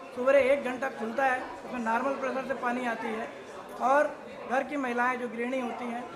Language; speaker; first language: Hindi; native; Hindi